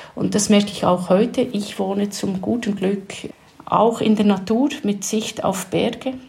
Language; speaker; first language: German; native; German